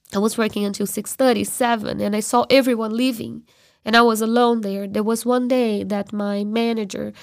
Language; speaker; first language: English; non-native, fluent; Portuguese